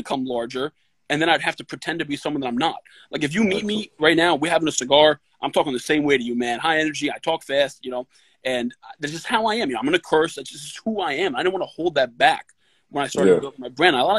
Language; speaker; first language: English; native; English